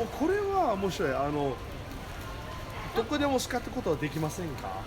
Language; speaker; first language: Japanese; non-native, learner; English